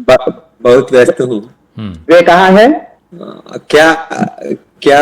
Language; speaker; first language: Hindi; non-native, learner; Telugu